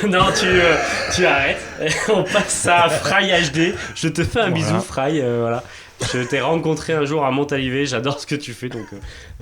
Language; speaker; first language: French; native; French